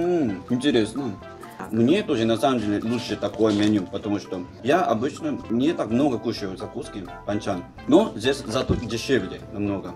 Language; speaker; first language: Russian; non-native, fluent; Korean